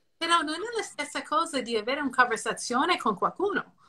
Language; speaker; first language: Italian; non-native, fluent; English